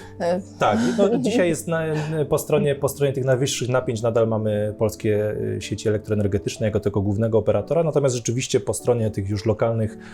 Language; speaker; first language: Polish; native; Polish